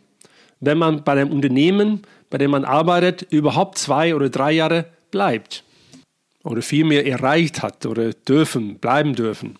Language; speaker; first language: German; non-native, fluent; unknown